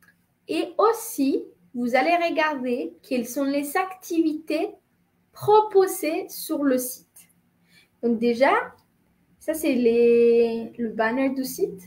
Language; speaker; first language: French; non-native, fluent; Spanish